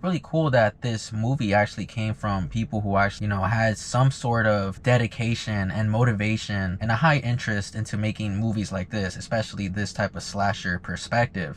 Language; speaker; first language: English; native; English